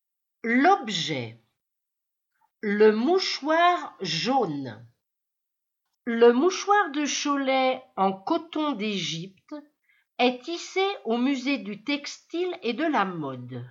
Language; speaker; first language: French; native; French